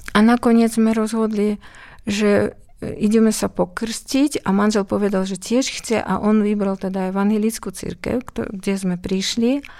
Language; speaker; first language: Slovak; non-native, fluent; Russian